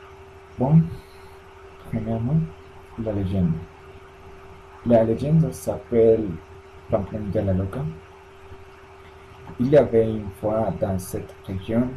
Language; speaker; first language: French; non-native, learner; Spanish